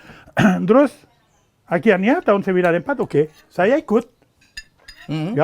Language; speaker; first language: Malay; non-native, fluent; French